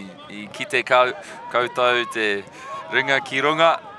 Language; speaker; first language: Māori; non-native, local second language; English